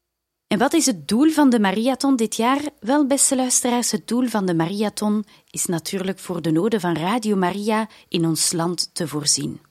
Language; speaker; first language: Dutch; native; Dutch